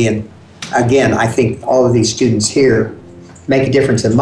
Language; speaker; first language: English; native; English